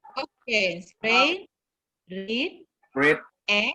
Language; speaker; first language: English; non-native, fluent; Indonesian